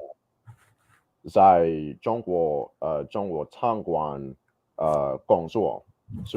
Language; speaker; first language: Chinese; non-native, learner; English